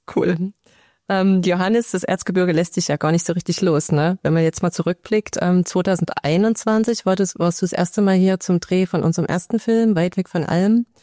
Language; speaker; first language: German; native; German